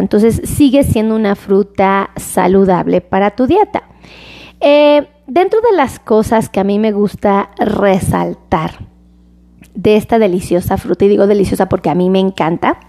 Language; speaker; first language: Spanish; native; Spanish